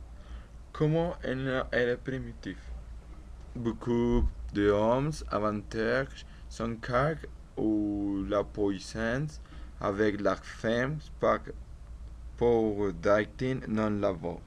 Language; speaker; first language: French; non-native, learner; Spanish